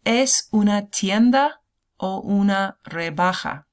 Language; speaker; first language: Spanish; non-native, fluent; English